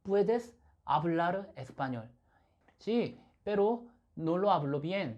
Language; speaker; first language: Spanish; non-native, fluent; Korean